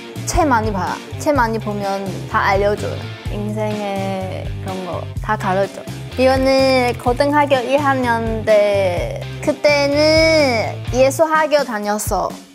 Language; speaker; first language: Korean; non-native, learner; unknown